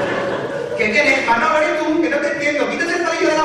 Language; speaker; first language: Spanish; native; Spanish